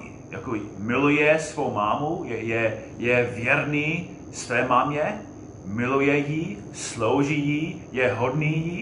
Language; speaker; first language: Czech; non-native, fluent; English